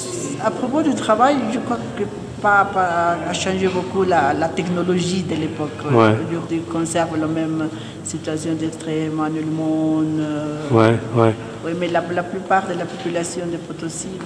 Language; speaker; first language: French; non-native, fluent; Spanish